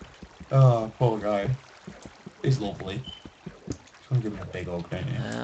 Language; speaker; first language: English; native; English